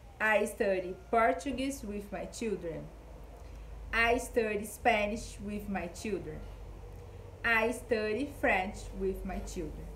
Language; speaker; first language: English; non-native, fluent; Portuguese